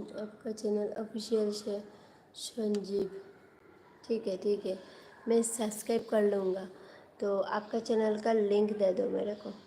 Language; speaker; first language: Hindi; non-native, local second language; Bangla